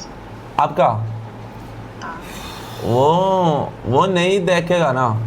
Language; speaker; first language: Hindi; non-native, local second language; Malayalam